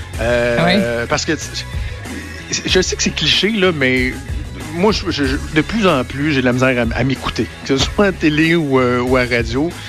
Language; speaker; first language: French; native; French